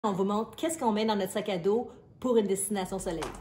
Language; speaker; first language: French; native; French